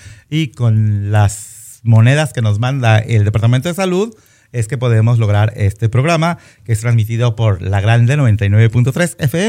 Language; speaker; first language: Spanish; native; Spanish